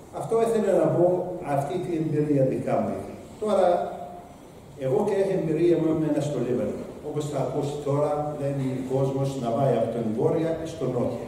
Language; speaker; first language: Greek; non-native, learner; Arabic